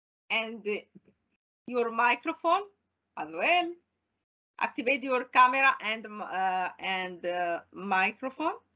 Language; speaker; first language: English; non-native, fluent; Arabic